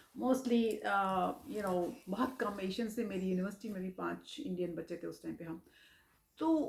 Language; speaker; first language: Hindi; early bilingual, heritage; Hindi